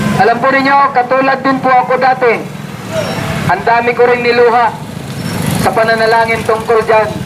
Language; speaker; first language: Filipino; non-native, local second language; Cebuano